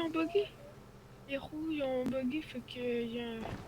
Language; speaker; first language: French; native; French